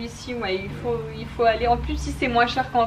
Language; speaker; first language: French; native; French